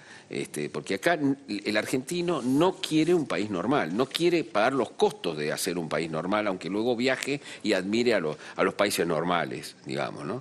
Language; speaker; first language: Spanish; native; Spanish